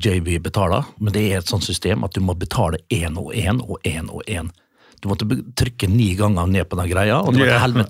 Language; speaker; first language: Norwegian; native; Norwegian